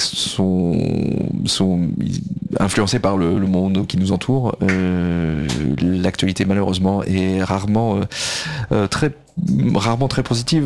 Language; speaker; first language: French; native; French